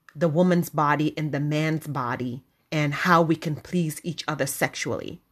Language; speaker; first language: English; non-native, local second language; Wolof